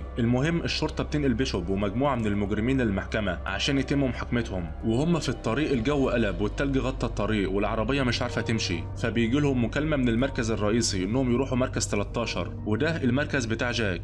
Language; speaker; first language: Arabic; native; Arabic